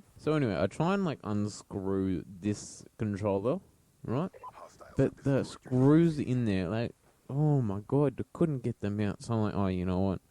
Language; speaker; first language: English; native; English